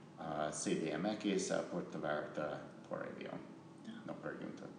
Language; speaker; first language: Spanish; non-native, learner; English